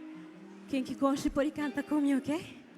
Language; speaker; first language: Portuguese; non-native, local second language; Kabuverdianu